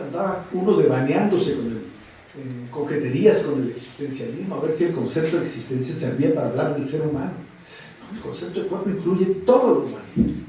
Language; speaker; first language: Spanish; native; Spanish